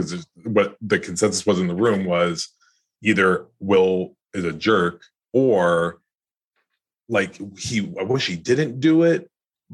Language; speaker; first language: English; native; English